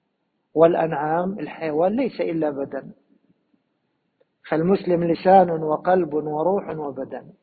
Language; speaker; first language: Arabic; native; Arabic